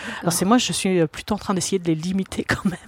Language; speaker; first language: French; native; French